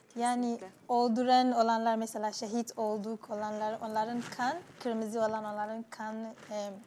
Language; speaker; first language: Turkish; non-native, learner; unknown